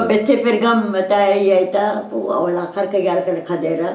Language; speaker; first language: Hebrew; non-native, learner; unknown